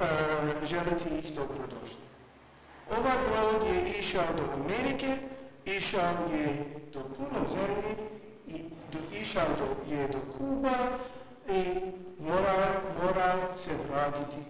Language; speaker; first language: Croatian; non-native, learner; English